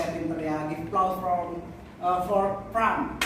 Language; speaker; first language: English; non-native, learner; Indonesian